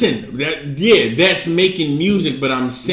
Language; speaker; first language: English; native; English